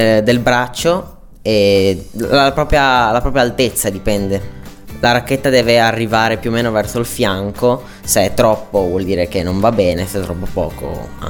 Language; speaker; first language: Italian; native; Italian